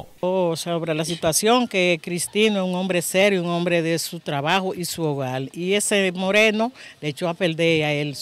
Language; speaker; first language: Spanish; native; Spanish